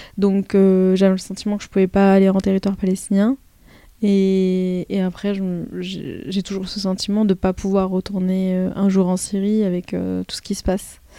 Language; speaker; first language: French; early bilingual, other home language; Arabic